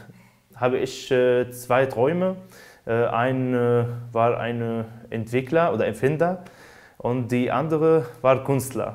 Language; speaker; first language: German; non-native, learner; Arabic